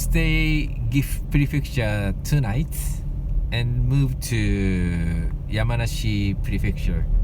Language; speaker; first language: English; non-native, learner; Japanese